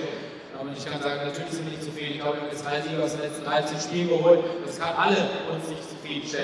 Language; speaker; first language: German; native; German